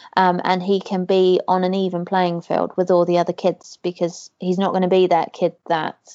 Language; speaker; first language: English; native; English